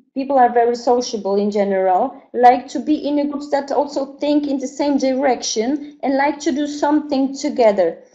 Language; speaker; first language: English; non-native, fluent; Polish